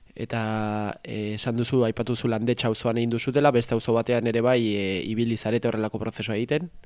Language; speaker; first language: Basque; native; Basque